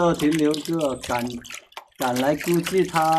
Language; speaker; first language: Chinese; native; Chinese